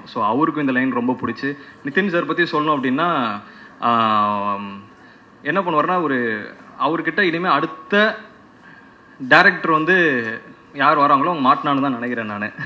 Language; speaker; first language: Tamil; native; Tamil